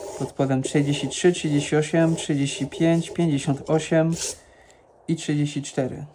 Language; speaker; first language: Polish; non-native, fluent; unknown